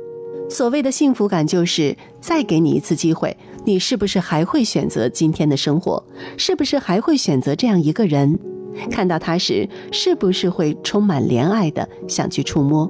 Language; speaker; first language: Chinese; native; Chinese